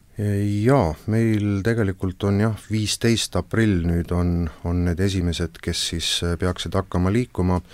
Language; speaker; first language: Estonian; native; Estonian